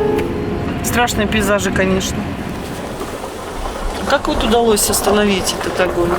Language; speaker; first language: Russian; native; Russian